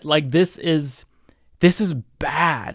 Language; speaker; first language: English; native; English